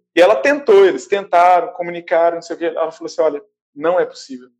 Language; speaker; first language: Portuguese; native; Portuguese